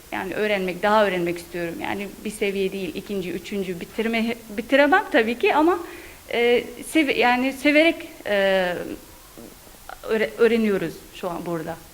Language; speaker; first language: Turkish; non-native, learner; Arabic